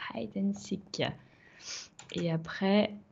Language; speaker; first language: French; native; French